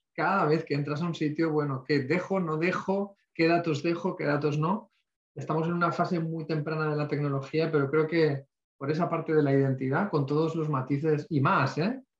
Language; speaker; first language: Spanish; native; Spanish